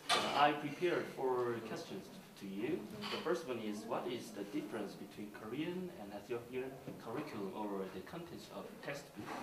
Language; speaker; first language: English; non-native, learner; Korean